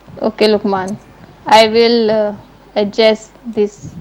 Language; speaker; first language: English; non-native, learner; Hindi